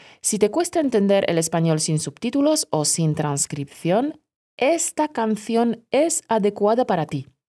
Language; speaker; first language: Spanish; non-native, fluent; Polish